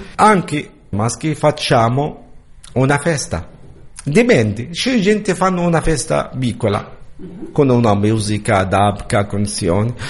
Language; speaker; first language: Italian; non-native, learner; Arabic